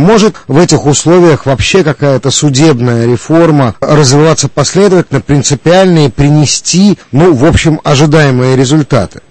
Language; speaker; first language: Russian; native; Russian